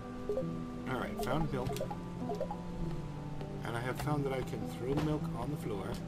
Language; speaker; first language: English; native; English